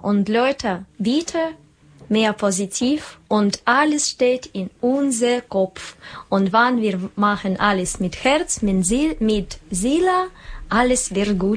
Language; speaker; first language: German; non-native, learner; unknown